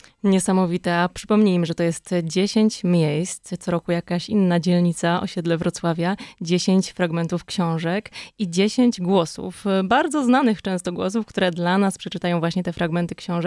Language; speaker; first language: Polish; native; Polish